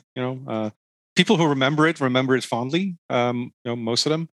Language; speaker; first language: English; non-native, fluent; Dutch